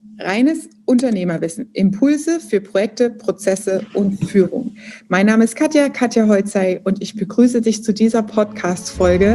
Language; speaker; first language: German; native; German